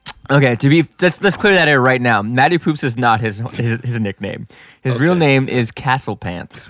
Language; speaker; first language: English; non-native, local second language; French